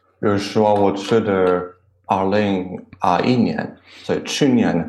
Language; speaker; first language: Chinese; non-native, learner; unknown